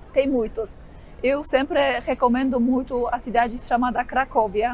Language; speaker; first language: Portuguese; non-native, fluent; Polish